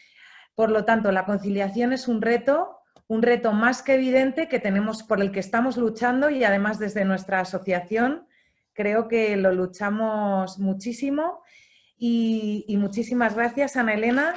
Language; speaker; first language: Spanish; native; Spanish